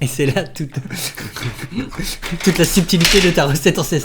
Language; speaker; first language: French; native; French